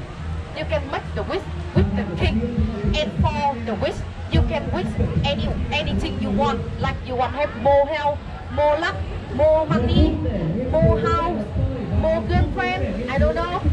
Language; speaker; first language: English; non-native, learner; Vietnamese